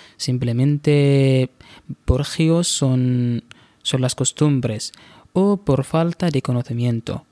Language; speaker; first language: Spanish; non-native, fluent; Arabic